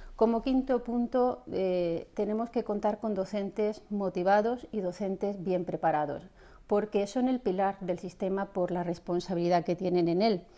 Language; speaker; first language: Spanish; native; Spanish